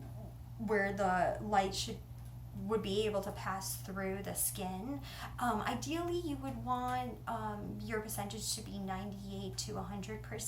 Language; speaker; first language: English; native; English